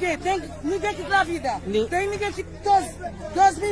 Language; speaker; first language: Portuguese; non-native, learner; Haitian Creole